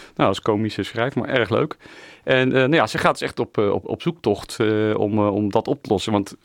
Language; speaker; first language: Dutch; native; Dutch